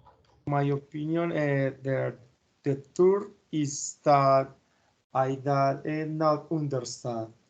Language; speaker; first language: English; non-native, learner; Spanish